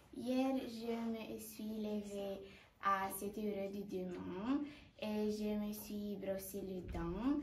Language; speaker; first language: French; non-native, learner; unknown